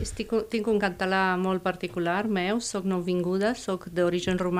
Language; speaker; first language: Catalan; non-native, fluent; Romanian